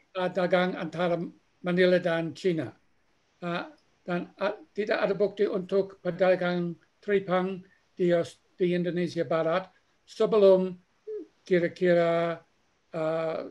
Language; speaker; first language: Indonesian; non-native, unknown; English